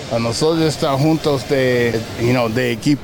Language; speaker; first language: Spanish; non-native, learner; English